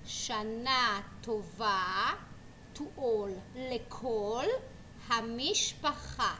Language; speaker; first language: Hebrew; non-native, fluent; English